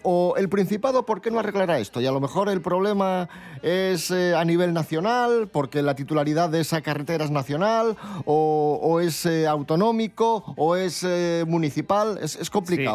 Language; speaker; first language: Spanish; native; Spanish